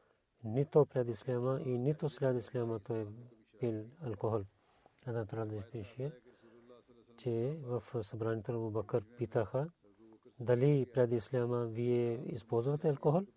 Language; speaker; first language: Bulgarian; non-native, learner; Urdu